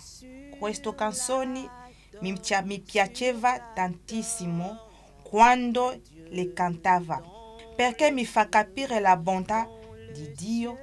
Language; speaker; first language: Italian; non-native, learner; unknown